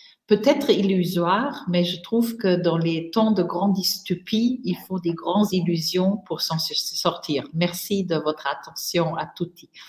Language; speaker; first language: French; non-native, fluent; German